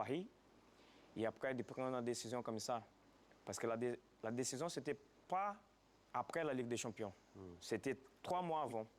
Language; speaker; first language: French; non-native, fluent; Portuguese